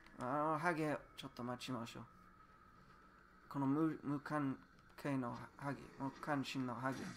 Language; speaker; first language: Japanese; non-native, learner; English